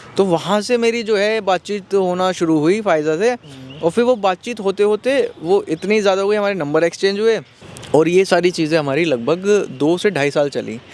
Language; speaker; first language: Hindi; native; Hindi